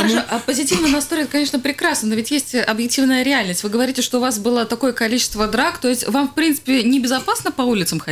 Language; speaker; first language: Russian; native; Russian